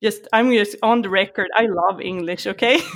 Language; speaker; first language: English; non-native, fluent; Swedish